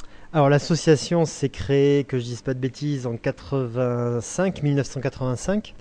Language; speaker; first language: French; native; French